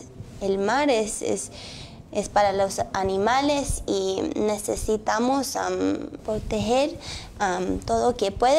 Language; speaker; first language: Spanish; early bilingual, heritage; English